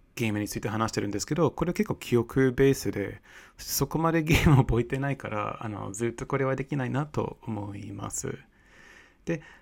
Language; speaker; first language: Japanese; non-native, fluent; English